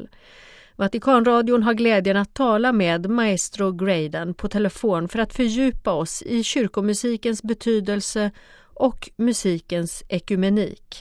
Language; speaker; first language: Swedish; native; Swedish